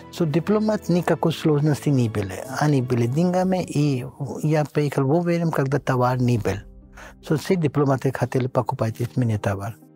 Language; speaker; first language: Russian; non-native, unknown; Hindi